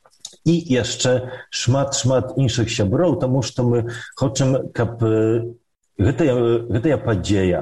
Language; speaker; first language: Polish; non-native, local second language; Belarusian